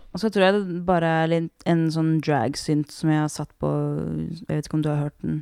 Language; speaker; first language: Norwegian; early bilingual, other home language; Kurdish